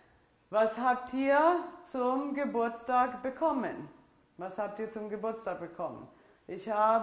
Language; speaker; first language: German; non-native, fluent; Italian